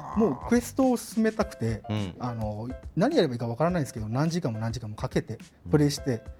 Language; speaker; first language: Japanese; non-native, fluent; Burmese